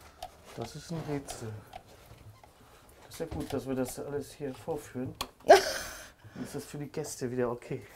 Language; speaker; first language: German; native; German